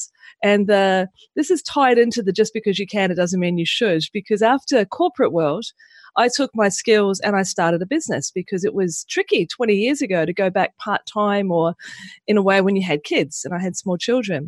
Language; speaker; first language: English; native; English